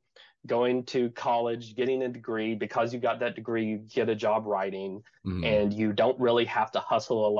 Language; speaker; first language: English; native; English